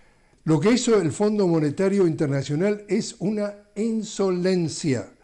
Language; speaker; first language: Spanish; native; Spanish